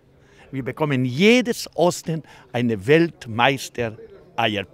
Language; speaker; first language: German; non-native, fluent; Croatian